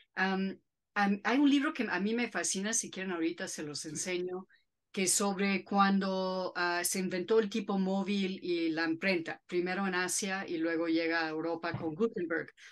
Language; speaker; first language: Spanish; non-native, fluent; English